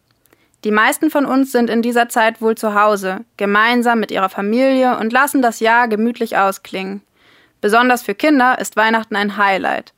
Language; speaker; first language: German; native; German